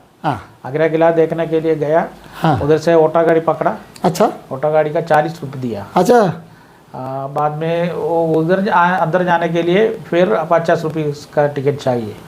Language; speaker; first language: Hindi; non-native, local second language; Malayalam